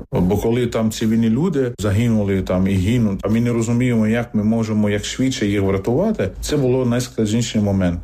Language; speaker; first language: Ukrainian; non-native, fluent; Arabic